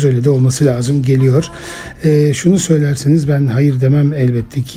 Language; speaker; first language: Turkish; native; Turkish